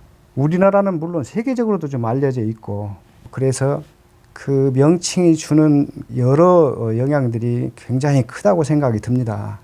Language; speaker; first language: Korean; native; Korean